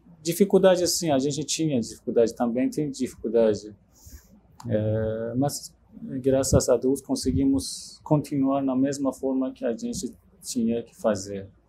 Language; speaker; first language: Portuguese; non-native, learner; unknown